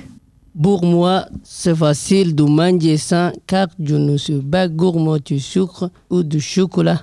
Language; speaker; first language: French; non-native, learner; Somali